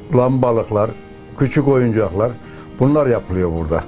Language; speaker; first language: Turkish; native; Turkish